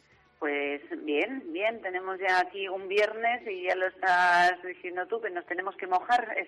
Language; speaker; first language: Spanish; native; Spanish